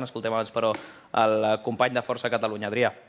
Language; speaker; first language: Catalan; native; Catalan